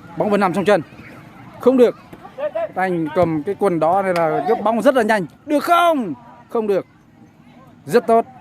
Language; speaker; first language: Vietnamese; non-native, local second language; Jarai